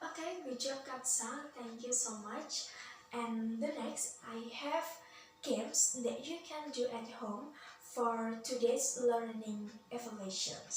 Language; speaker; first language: English; non-native, learner; Indonesian